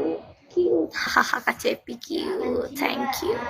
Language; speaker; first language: English; non-native, learner; Indonesian